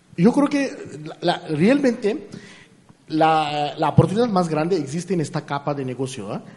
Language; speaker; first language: Spanish; non-native, fluent; Marathi